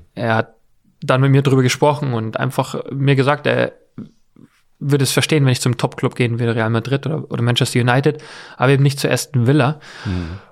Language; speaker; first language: German; native; German